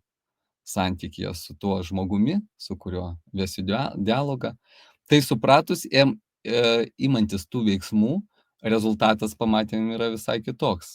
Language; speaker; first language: Lithuanian; native; Lithuanian